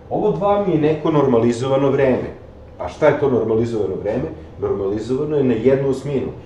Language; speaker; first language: Serbian; native; Serbian